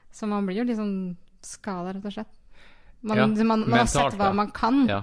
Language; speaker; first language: Norwegian; native; Norwegian